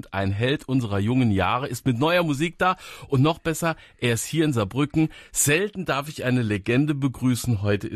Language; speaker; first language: German; native; German